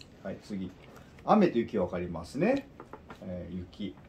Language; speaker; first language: Japanese; non-native, learner; Korean